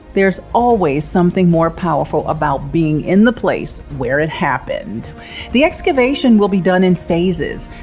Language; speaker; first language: English; native; English